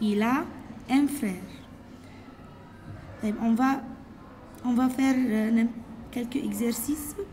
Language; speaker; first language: French; non-native, fluent; Arabic